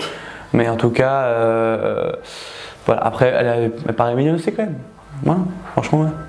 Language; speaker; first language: French; native; French